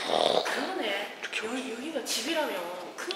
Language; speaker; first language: Korean; non-native, learner; Japanese